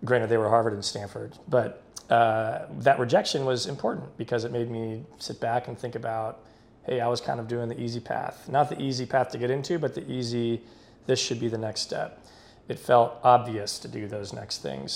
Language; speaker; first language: English; native; English